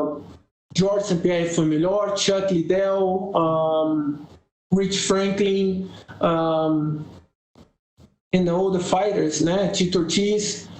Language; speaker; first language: English; non-native, learner; Portuguese